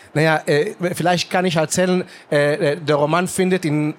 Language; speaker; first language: German; non-native, fluent; Hebrew